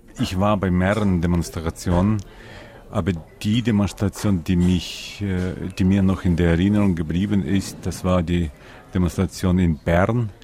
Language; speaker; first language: German; non-native, fluent; Ukrainian